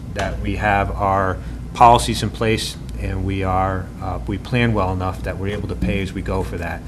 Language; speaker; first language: English; native; English